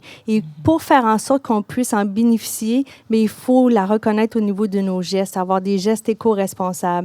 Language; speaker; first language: French; native; French